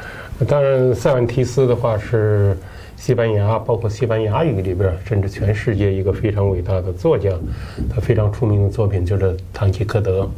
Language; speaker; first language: Chinese; native; Chinese